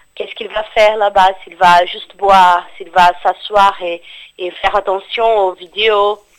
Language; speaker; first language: French; non-native, fluent; Portuguese